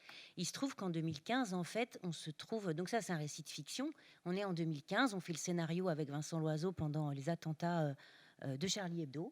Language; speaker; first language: French; native; French